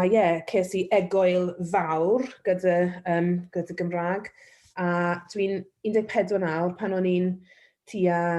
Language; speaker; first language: Welsh; non-native, local second language; English